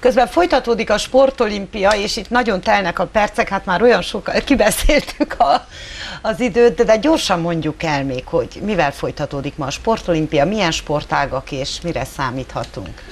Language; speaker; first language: Hungarian; native; Hungarian